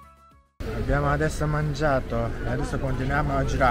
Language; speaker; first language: Italian; non-native, learner; Japanese